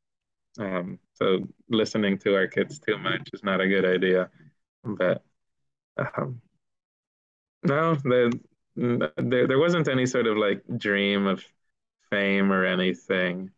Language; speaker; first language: English; early bilingual, other home language; Spanish